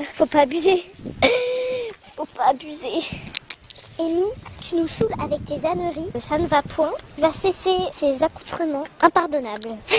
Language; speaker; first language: French; native; French